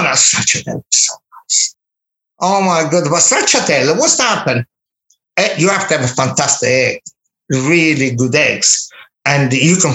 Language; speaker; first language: English; non-native, fluent; Italian